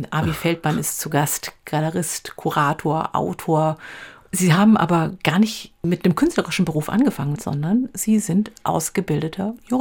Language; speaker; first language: German; native; German